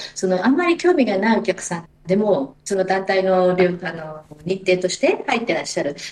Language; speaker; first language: Japanese; native; Japanese